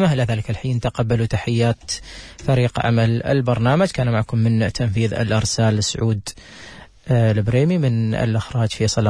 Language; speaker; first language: Arabic; native; Arabic